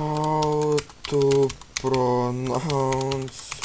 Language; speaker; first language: English; non-native, learner; Russian